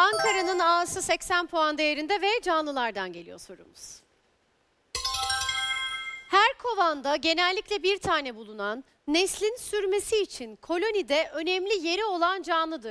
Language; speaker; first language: Turkish; native; Turkish